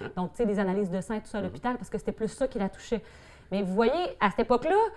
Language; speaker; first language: French; native; French